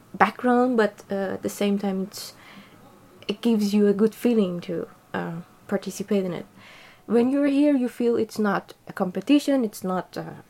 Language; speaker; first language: English; non-native, fluent; Persian